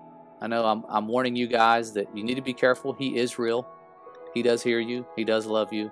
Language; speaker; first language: English; native; English